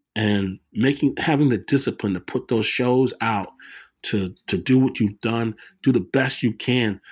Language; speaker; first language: English; native; English